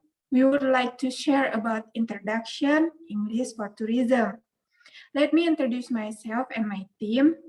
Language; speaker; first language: English; non-native, learner; Indonesian